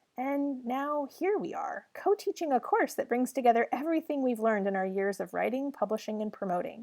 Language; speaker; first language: English; native; English